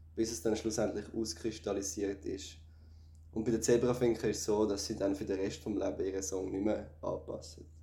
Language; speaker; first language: German; native; German